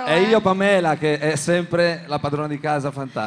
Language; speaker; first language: Italian; native; Italian